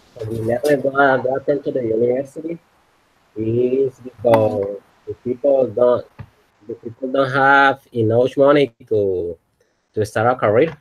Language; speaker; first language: English; non-native, learner; Spanish